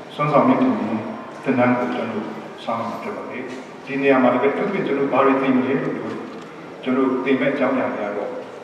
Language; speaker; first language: Burmese; non-native, local second language; Hakha Chin